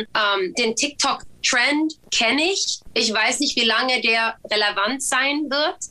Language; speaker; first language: German; early bilingual, other home language; Swedish